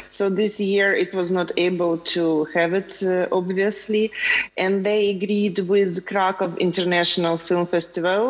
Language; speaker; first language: English; non-native, fluent; Ukrainian